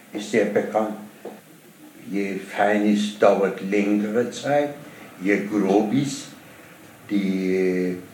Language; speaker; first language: German; non-native, learner; Persian